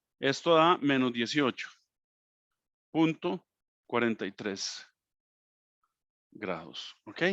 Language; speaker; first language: Spanish; native; Spanish